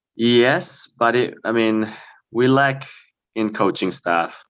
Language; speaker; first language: English; early bilingual, other home language; Korean